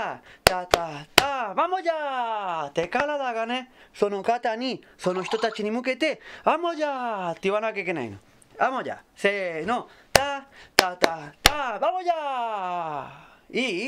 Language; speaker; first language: Japanese; non-native, fluent; Spanish